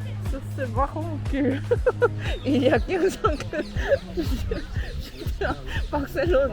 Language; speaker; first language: French; non-native, learner; Korean